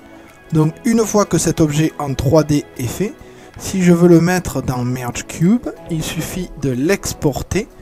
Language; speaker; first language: French; native; French